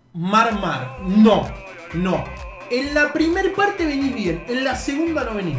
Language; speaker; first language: Spanish; native; Spanish